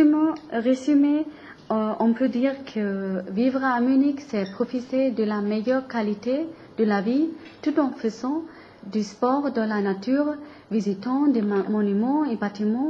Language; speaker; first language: French; non-native, learner; German